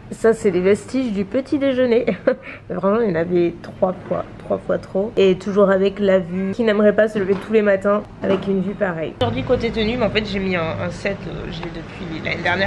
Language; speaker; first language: French; native; French